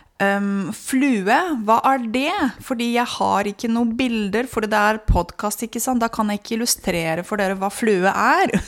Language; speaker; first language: Norwegian; non-native, fluent; Romanian